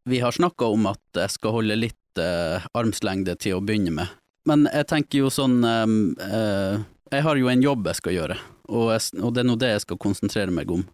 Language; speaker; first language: Norwegian; native; Norwegian